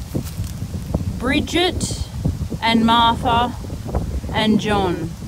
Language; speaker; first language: English; native; English